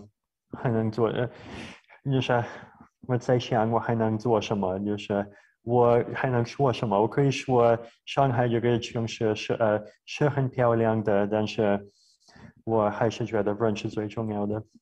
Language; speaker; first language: Chinese; non-native, fluent; Russian